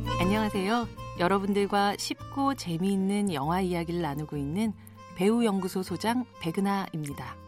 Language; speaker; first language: Korean; native; Korean